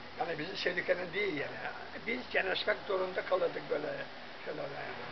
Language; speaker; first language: Turkish; early bilingual, heritage; Turkish